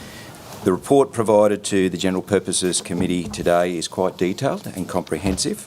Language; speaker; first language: English; native; English